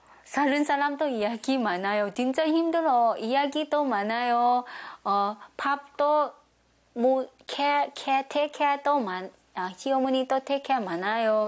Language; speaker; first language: Korean; non-native, learner; Thai